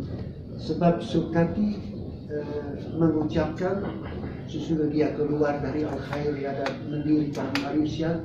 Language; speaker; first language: Indonesian; non-native, fluent; Dutch